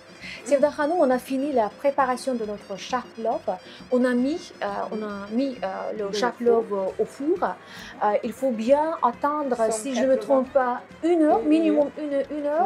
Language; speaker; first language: French; non-native, fluent; Azerbaijani